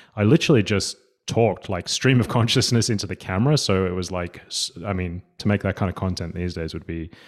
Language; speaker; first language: English; native; English